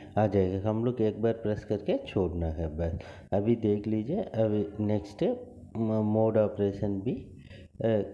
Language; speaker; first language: Hindi; non-native, local second language; Tamil